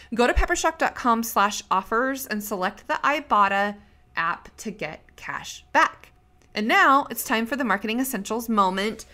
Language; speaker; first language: English; native; English